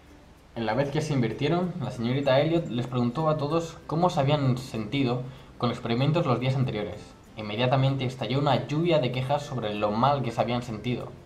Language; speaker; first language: Spanish; native; Spanish